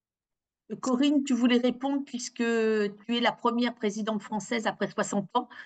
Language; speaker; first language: French; native; French